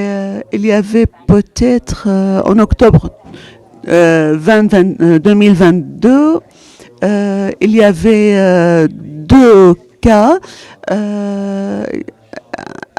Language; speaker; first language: French; non-native, fluent; Arabic